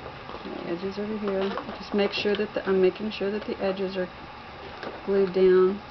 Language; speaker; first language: English; native; English